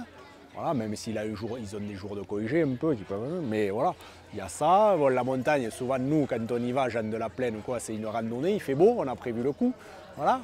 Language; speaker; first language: French; native; French